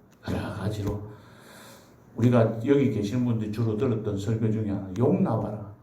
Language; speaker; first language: Korean; native; Korean